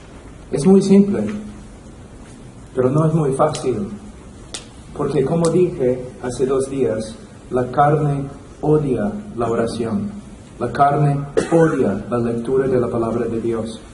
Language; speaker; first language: Spanish; non-native, fluent; English